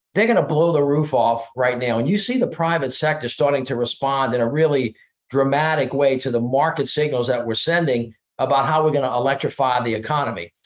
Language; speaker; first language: English; native; English